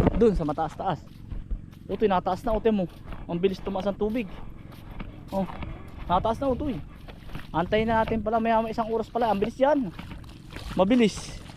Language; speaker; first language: Filipino; native; Filipino